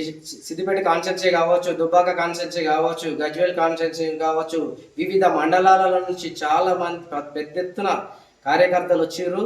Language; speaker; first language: Telugu; native; Telugu